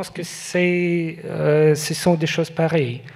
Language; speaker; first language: French; non-native, learner; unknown